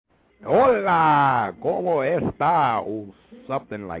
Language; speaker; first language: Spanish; non-native, learner; English